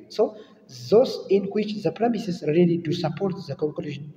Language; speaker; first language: English; non-native, learner; Amharic